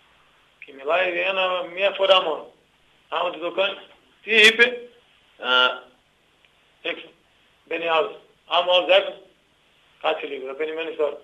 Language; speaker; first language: Greek; non-native, learner; Portuguese